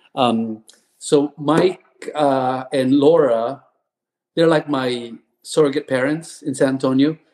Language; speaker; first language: English; non-native, local second language; Cebuano